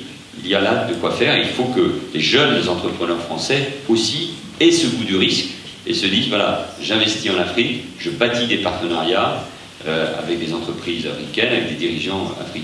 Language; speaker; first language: French; native; French